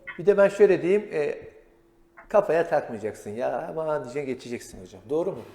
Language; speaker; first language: Turkish; native; Turkish